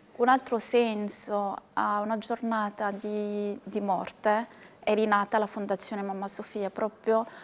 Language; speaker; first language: Italian; non-native, fluent; Arabic